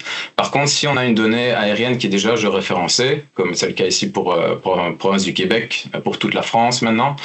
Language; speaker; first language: French; native; French